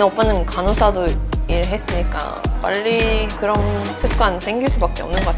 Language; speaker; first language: Korean; non-native, fluent; Swedish